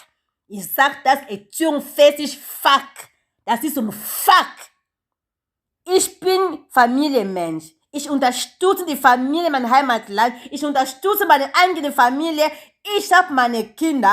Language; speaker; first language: German; non-native, learner; Lingala